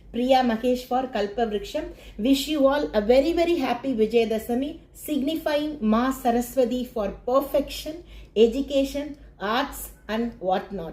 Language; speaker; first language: English; non-native, local second language; Tamil